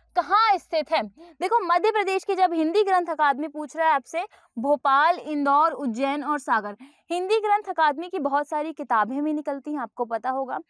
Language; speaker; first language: Hindi; native; Hindi